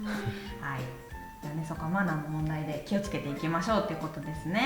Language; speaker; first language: Japanese; native; Japanese